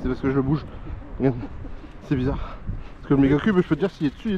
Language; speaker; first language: French; native; French